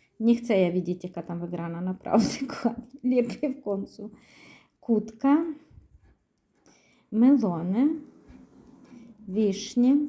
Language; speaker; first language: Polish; non-native, learner; Ukrainian